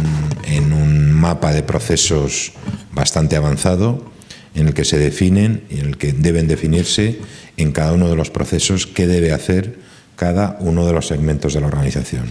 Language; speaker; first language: Spanish; native; Spanish